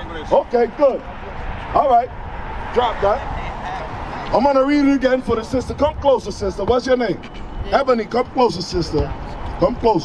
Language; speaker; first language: English; early bilingual, other home language; Spanish